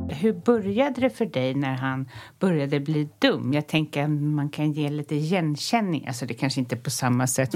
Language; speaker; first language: Swedish; native; Swedish